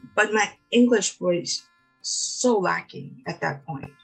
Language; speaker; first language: English; non-native, fluent; Mongolian